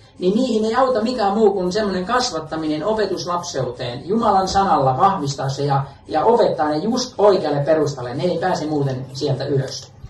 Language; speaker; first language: Finnish; native; Finnish